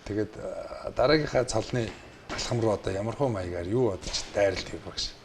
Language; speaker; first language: Mongolian; native; Mongolian